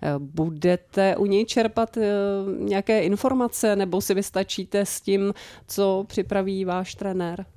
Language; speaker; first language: Czech; native; Czech